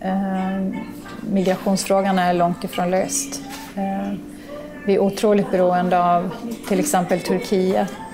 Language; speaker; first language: Swedish; native; Swedish